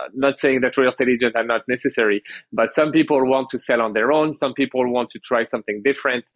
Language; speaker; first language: English; early bilingual, other home language; French